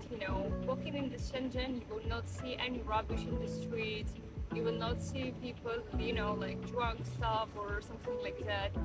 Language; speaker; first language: English; non-native, fluent; Russian